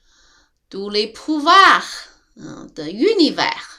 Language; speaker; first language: French; non-native, learner; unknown